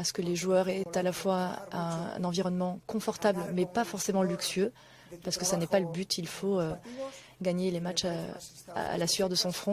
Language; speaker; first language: French; native; French